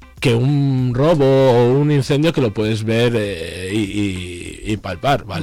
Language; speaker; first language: Spanish; native; Spanish